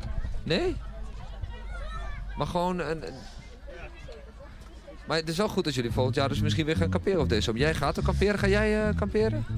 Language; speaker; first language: Dutch; native; Dutch